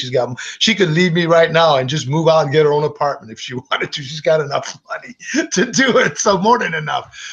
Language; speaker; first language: English; native; English